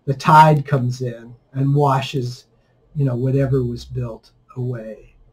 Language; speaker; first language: English; native; English